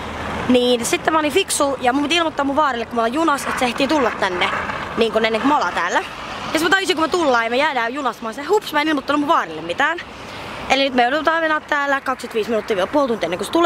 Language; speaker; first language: Finnish; native; Finnish